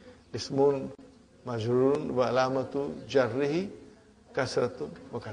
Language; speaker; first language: Arabic; non-native, fluent; Urdu